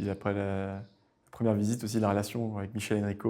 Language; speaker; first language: French; native; French